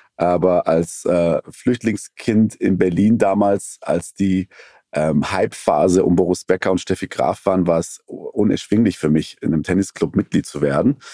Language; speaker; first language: German; early bilingual, other home language; Persian